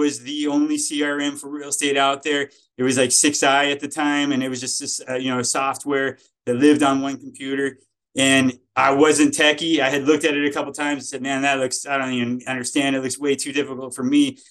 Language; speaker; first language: English; native; English